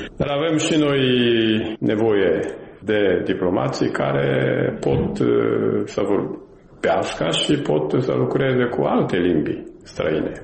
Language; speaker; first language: Romanian; non-native, fluent; Japanese